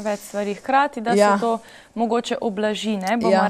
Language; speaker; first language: Slovenian; native; Slovenian